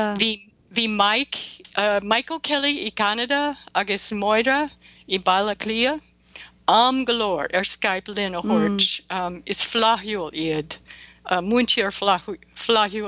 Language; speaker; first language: Irish; non-native, learner; English